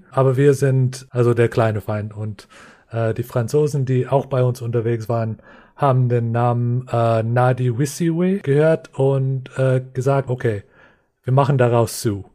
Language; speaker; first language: German; non-native, fluent; English